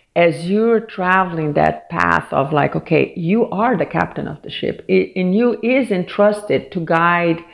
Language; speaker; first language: English; non-native, fluent; Portuguese